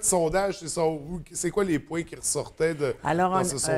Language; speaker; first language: French; native; French